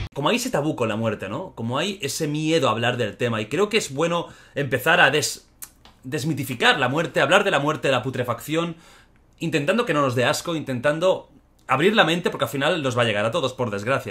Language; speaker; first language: Spanish; native; Spanish